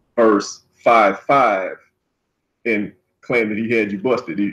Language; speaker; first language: English; native; English